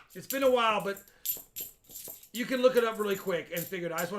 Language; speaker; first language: English; native; English